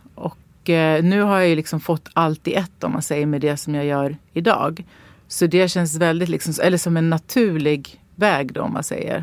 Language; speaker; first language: Swedish; native; Swedish